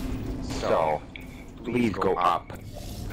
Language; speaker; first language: English; non-native, learner; German